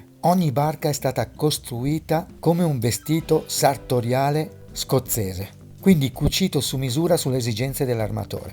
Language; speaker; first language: Italian; native; Italian